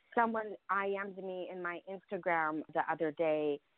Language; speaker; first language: English; early bilingual, other home language; Russian